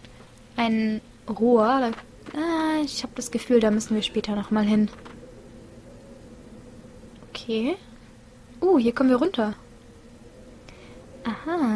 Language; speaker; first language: German; native; German